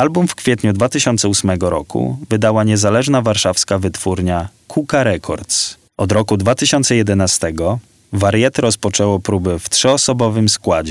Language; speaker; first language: Polish; native; Polish